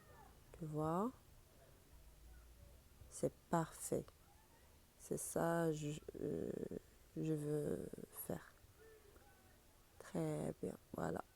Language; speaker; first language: French; non-native, learner; Arabic